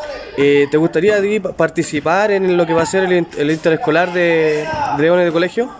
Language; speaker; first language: Spanish; native; Spanish